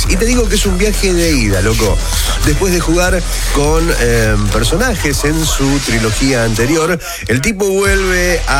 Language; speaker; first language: Spanish; native; Spanish